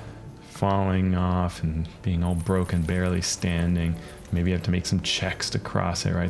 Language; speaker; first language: English; native; English